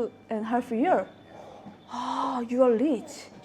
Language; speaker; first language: English; non-native, learner; Korean